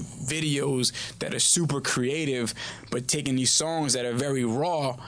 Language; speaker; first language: English; native; English